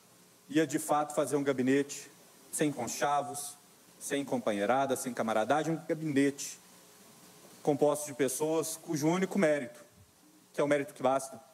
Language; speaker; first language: Portuguese; native; Portuguese